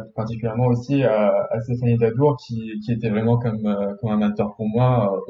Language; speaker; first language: French; non-native, local second language; Arabic